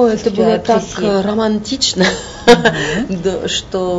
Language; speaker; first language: Russian; non-native, fluent; French